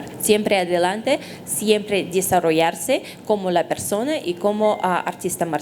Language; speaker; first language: Spanish; non-native, fluent; Russian